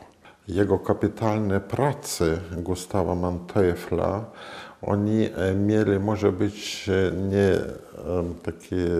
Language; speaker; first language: Polish; non-native, fluent; Latvian